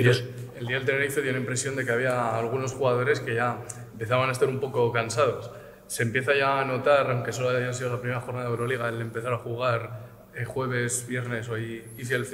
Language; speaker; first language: Spanish; native; Spanish